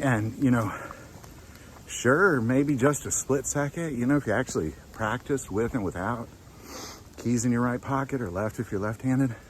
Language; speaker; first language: English; native; English